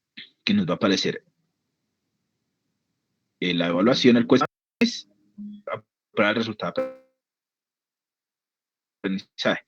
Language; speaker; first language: Spanish; native; Spanish